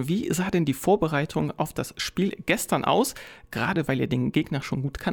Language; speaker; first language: German; native; German